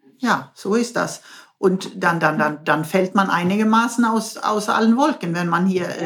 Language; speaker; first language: German; non-native, fluent; Swedish